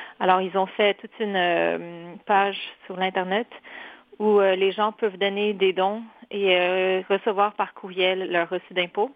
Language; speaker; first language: French; early bilingual, other home language; Polish